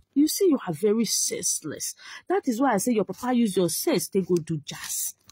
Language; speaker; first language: Nigerian Pidgin; non-native, local second language; Igbo